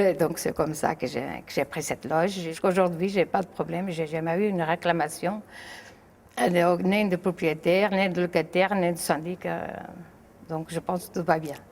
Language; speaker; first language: French; non-native, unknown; Portuguese